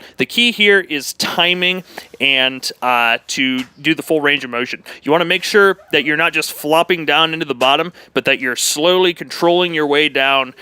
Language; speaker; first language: English; native; English